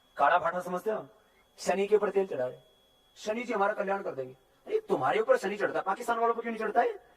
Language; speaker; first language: Hindi; native; Hindi